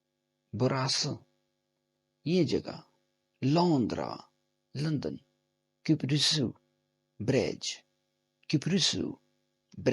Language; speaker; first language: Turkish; non-native, fluent; Urdu